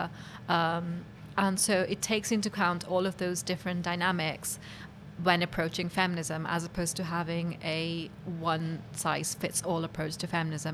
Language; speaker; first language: English; native; English